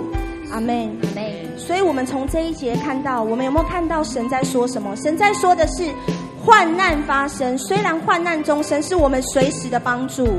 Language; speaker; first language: Chinese; native; Chinese